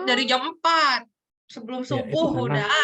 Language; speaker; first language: Indonesian; native; Indonesian